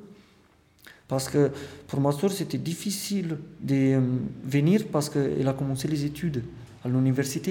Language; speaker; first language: French; non-native, fluent; Romanian